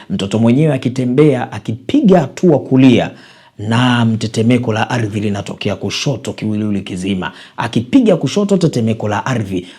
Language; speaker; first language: Swahili; native; Swahili